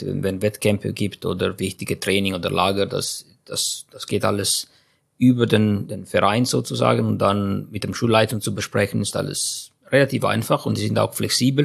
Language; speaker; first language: German; non-native, fluent; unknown